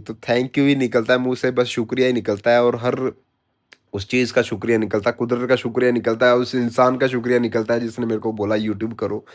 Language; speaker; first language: Hindi; native; Hindi